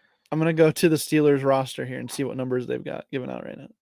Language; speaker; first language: English; native; English